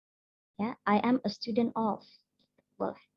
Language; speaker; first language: English; non-native, learner; Indonesian